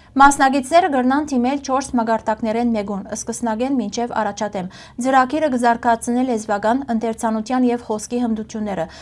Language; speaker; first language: Armenian; early bilingual, heritage; Armenian